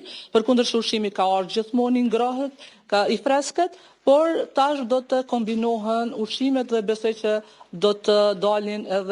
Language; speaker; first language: Albanian; native; Albanian